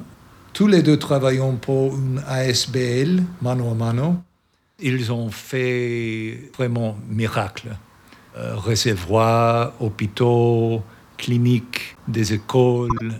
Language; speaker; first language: French; non-native, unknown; English